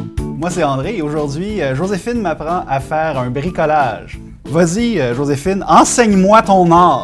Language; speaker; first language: French; native; French